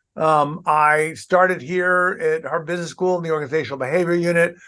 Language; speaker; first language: English; native; English